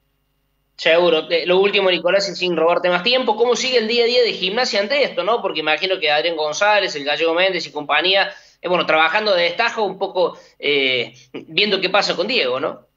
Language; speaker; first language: Spanish; native; Spanish